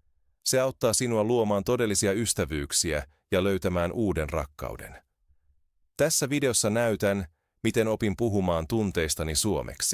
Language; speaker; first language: Finnish; non-native, fluent; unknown